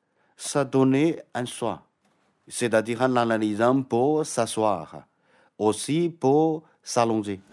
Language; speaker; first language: French; non-native, fluent; Chinese